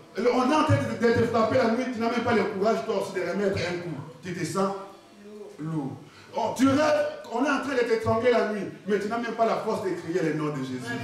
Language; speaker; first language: French; non-native, local second language; Lingala